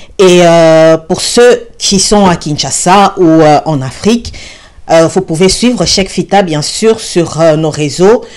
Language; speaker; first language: French; non-native, local second language; Lingala